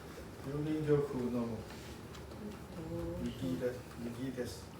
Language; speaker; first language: Japanese; non-native, learner; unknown